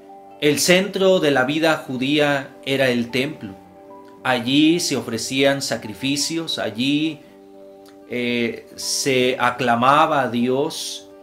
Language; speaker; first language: Spanish; native; Spanish